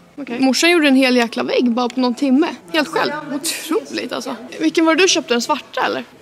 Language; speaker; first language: Swedish; native; Swedish